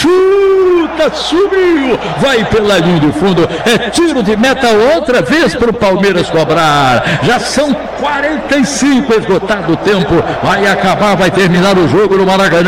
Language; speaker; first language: Portuguese; native; Portuguese